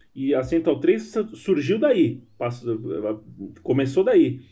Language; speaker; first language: Portuguese; native; Portuguese